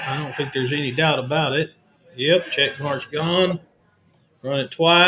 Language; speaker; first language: English; native; English